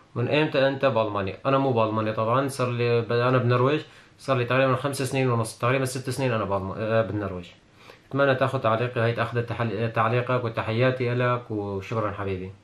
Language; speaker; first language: Arabic; non-native, local second language; Kurdish